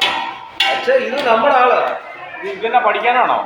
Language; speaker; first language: Malayalam; native; Malayalam